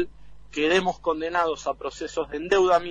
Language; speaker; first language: Spanish; native; Spanish